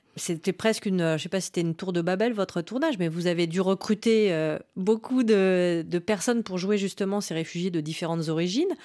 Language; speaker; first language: French; native; French